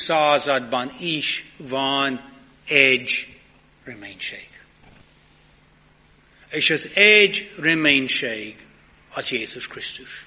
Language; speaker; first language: Hungarian; non-native, learner; English